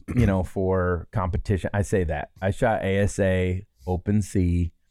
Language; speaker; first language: English; native; English